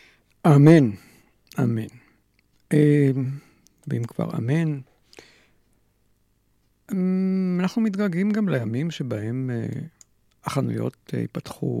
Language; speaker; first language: Hebrew; native; Hebrew